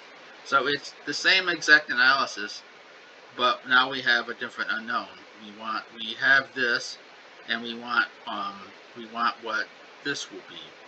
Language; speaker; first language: English; native; English